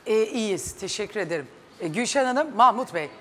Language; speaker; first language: Turkish; native; Turkish